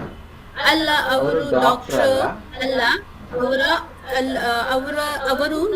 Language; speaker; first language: Kannada; non-native, learner; Bhojpuri